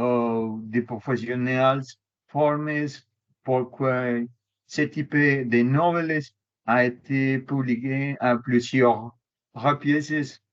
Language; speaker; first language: French; non-native, learner; Spanish